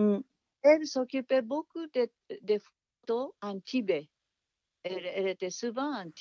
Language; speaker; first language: French; non-native, fluent; Japanese